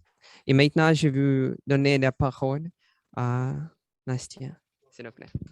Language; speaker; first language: French; non-native, learner; Russian